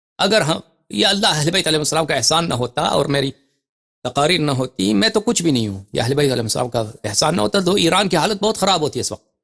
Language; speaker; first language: Urdu; native; Urdu